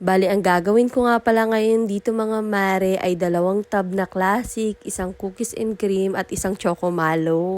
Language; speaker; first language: Filipino; native; Filipino